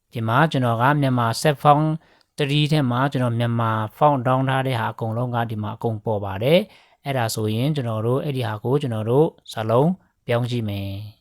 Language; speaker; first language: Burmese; non-native, local second language; Pa'o Karen